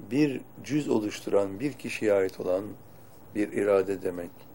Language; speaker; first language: Turkish; native; Turkish